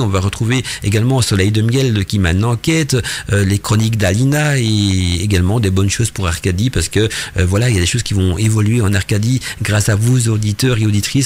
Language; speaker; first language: French; native; French